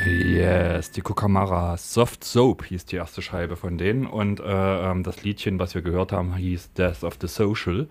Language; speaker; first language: German; native; German